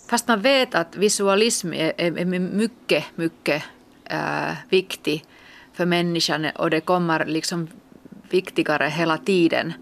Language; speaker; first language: Swedish; non-native, local second language; Finnish